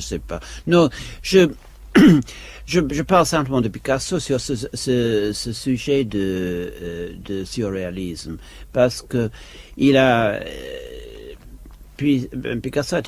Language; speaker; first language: French; non-native, fluent; English